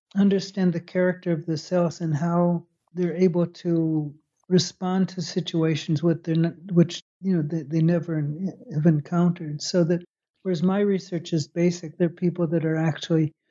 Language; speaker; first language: English; native; English